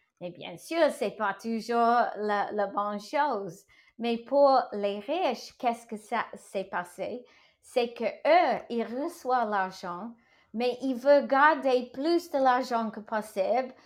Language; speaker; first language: French; non-native, learner; English